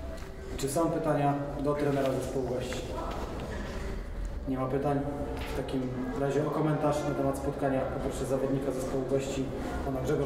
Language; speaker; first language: Polish; native; Polish